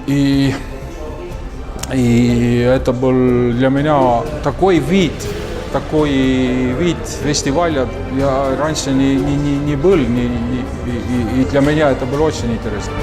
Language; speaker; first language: Russian; non-native, learner; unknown